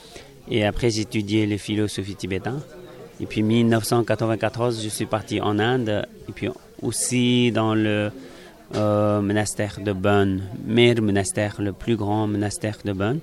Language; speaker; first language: French; non-native, learner; Tibetan